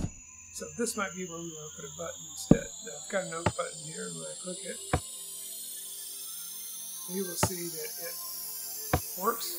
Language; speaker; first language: English; native; English